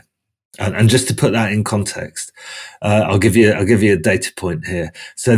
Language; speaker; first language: English; native; English